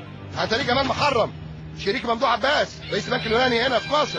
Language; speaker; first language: Arabic; native; Arabic